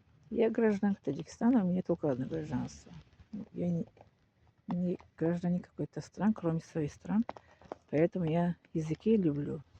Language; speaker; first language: Russian; non-native, local second language; Tajik